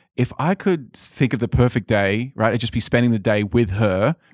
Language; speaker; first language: English; native; English